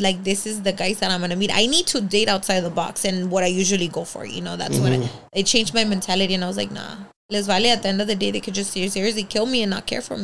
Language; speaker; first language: English; early bilingual, other home language; Spanish